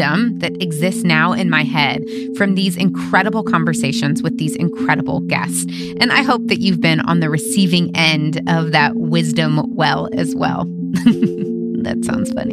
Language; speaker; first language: English; native; English